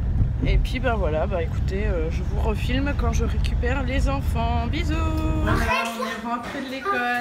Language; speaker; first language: French; native; French